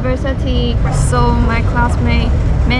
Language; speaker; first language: English; non-native, learner; Chinese